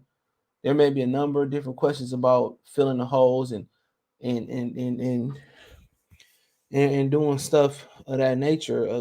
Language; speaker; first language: English; native; English